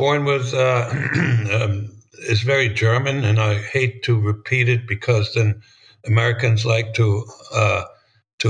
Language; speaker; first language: English; non-native, fluent; German